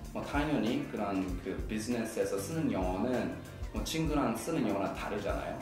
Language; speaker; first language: Korean; non-native, learner; English